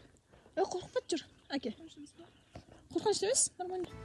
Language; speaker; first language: Turkish; non-native, learner; Kazakh